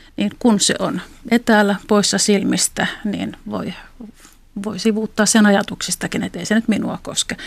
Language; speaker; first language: Finnish; native; Finnish